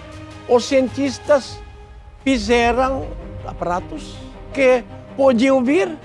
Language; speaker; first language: Portuguese; non-native, learner; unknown